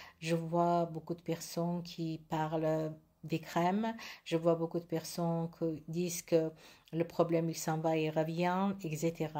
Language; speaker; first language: French; non-native, learner; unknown